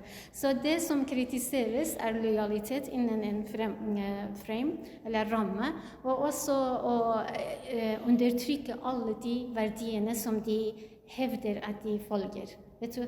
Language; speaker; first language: Norwegian; non-native, learner; Kurdish